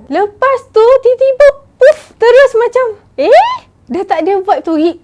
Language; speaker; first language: Malay; native; Malay